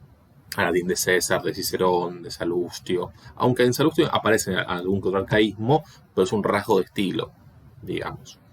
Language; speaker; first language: Spanish; native; Spanish